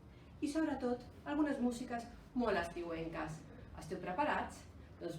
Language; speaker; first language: Catalan; native; Catalan